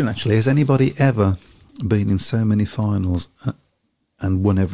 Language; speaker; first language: English; native; English